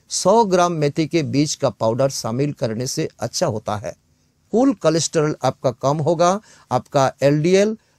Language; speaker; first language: Hindi; non-native, local second language; Bangla